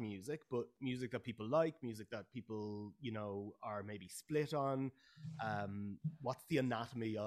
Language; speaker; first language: English; native; English